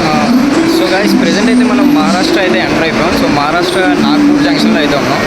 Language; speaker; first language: Telugu; native; Telugu